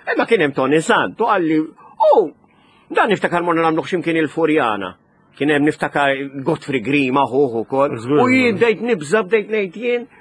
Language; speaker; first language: Maltese; native; Maltese